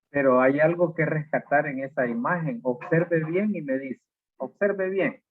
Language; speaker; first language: Spanish; native; Spanish